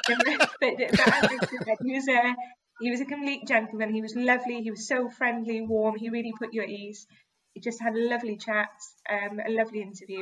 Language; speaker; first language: English; native; English